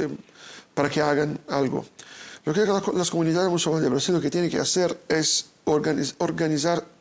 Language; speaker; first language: Spanish; non-native, fluent; Portuguese